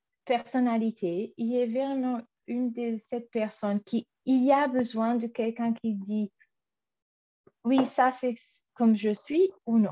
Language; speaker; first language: French; non-native, fluent; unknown